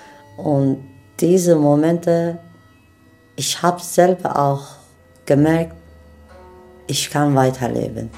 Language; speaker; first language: German; non-native, learner; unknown